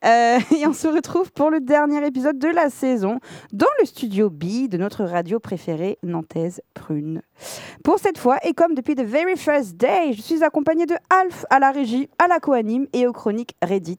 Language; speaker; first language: French; native; French